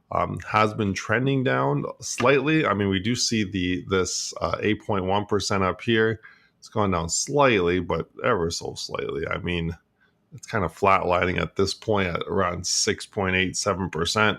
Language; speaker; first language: English; native; English